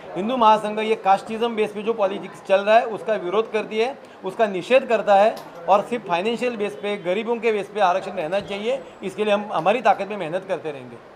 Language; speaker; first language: Hindi; non-native, local second language; Marathi